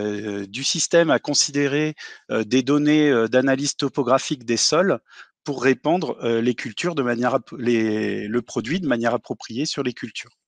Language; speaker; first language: French; native; French